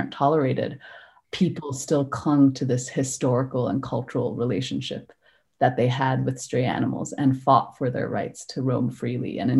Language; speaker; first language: English; non-native, local second language; Cantonese